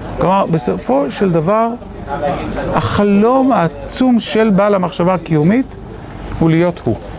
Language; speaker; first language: Hebrew; native; Hebrew